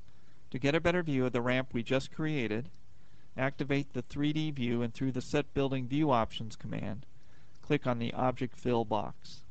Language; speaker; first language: English; native; English